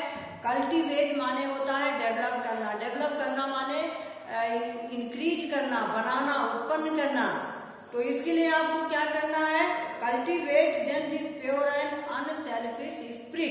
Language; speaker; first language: Hindi; native; Hindi